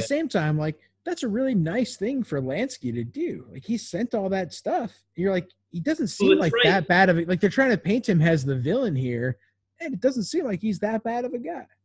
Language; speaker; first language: English; native; English